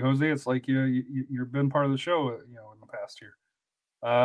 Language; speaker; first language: English; native; English